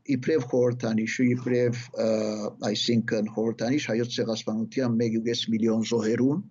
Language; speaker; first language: Armenian; early bilingual, heritage; Armenian